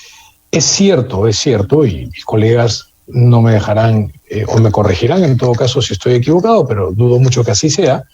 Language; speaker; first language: Spanish; native; Spanish